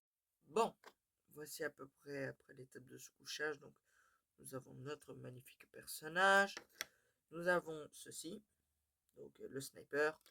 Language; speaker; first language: French; native; French